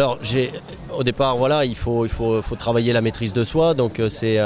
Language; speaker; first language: French; native; French